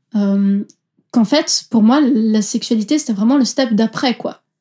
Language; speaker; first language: French; native; French